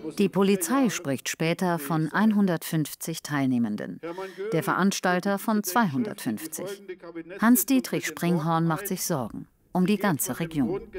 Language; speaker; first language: German; native; German